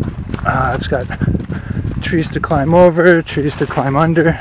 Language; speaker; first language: English; native; English